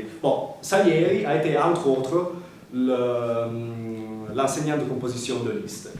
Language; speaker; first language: French; non-native, fluent; Italian